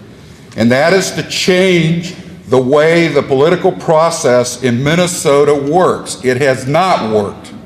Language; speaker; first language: English; native; English